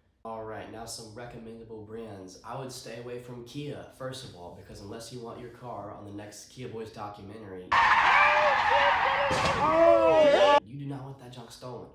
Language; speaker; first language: English; native; English